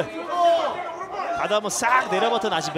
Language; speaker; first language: Korean; native; Korean